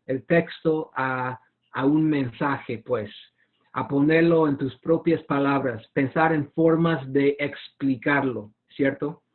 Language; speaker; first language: Spanish; non-native, fluent; English